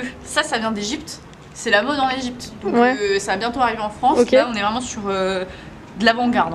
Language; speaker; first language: French; native; French